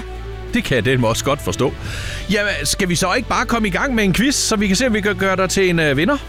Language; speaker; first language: Danish; native; Danish